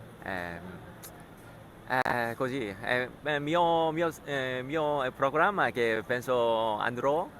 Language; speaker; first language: Italian; non-native, learner; Korean